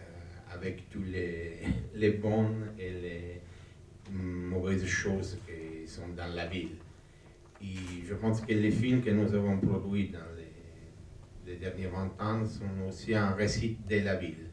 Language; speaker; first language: French; non-native, fluent; Italian